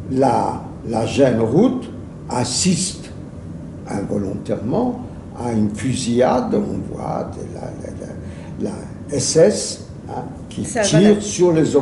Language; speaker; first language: French; non-native, fluent; Yiddish